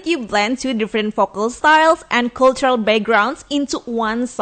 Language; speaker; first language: English; non-native, fluent; Indonesian